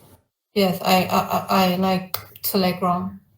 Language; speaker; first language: English; non-native, learner; Persian